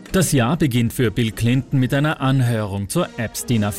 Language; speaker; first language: German; native; German